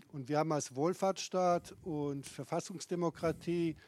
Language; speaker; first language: German; non-native, fluent; Bosnian